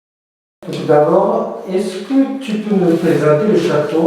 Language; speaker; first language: French; non-native, fluent; Japanese